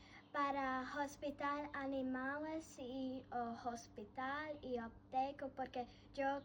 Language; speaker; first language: Spanish; non-native, learner; Latvian